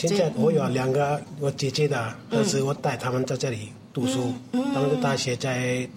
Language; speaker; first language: Chinese; non-native, learner; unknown